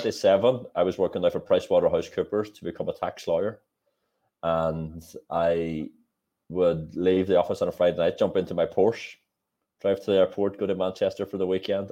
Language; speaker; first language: English; native; English